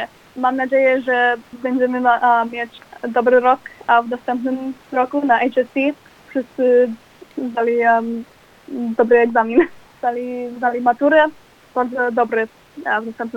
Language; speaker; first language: Polish; early bilingual, heritage; Polish